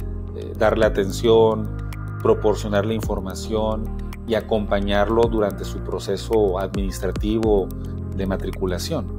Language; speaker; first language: Spanish; native; Spanish